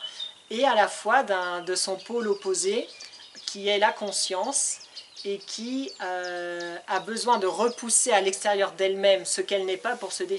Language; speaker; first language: French; native; French